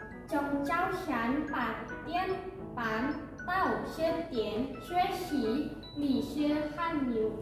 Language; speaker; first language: Chinese; non-native, learner; Indonesian